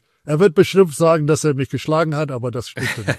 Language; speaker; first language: German; non-native, fluent; English